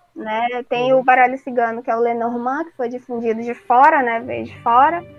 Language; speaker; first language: Portuguese; native; Portuguese